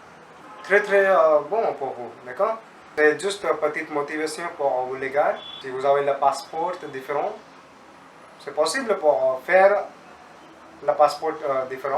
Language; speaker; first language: French; non-native, learner; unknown